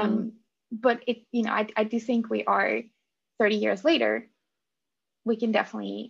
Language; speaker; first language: English; non-native, fluent; Russian